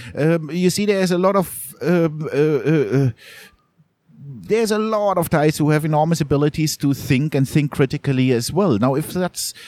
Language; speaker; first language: English; non-native, fluent; German